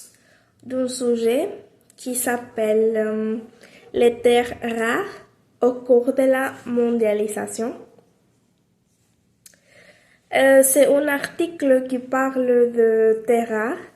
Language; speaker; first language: French; non-native, learner; Spanish